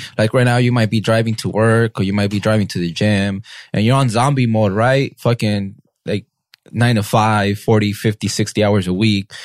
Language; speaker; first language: English; early bilingual, other home language; Spanish